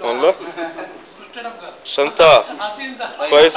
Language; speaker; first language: Arabic; non-native, learner; Tamil